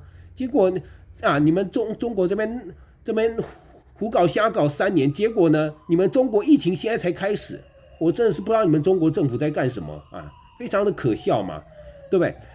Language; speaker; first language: Chinese; native; Chinese